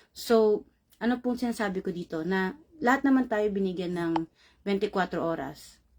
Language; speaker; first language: Filipino; native; Filipino